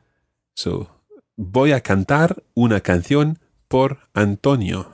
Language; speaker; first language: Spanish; non-native, fluent; English